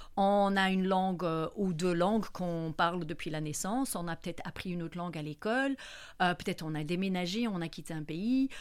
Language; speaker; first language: French; non-native, fluent; English